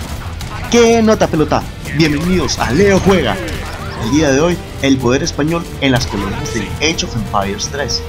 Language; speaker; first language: Spanish; native; Spanish